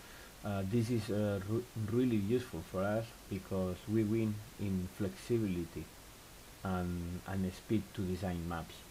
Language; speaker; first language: English; non-native, fluent; Spanish